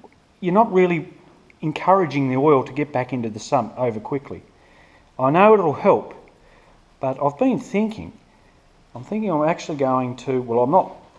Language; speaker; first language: English; native; English